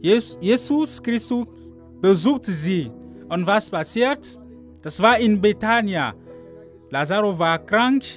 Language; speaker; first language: German; non-native, learner; Ewe